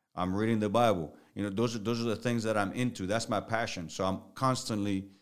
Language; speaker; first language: English; early bilingual, other home language; Spanish